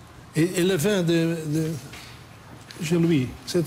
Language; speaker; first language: French; non-native, learner; Dutch